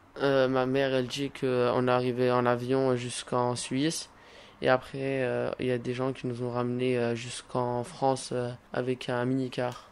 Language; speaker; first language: French; early bilingual, other home language; Albanian